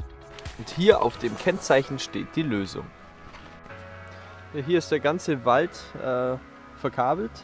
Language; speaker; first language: German; native; German